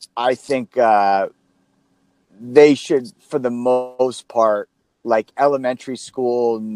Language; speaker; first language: English; native; English